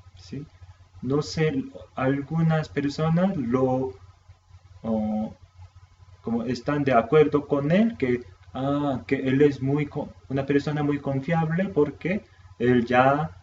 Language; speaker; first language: Spanish; non-native, fluent; Korean